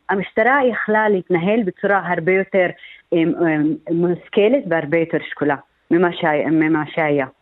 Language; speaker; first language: Hebrew; non-native, local second language; Arabic